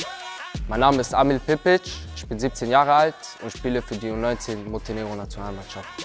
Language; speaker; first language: German; non-native, learner; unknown